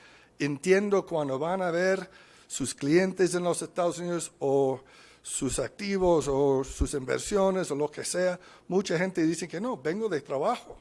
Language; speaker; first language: Spanish; non-native, fluent; English